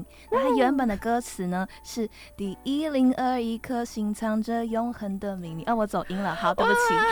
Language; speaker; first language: Chinese; native; Chinese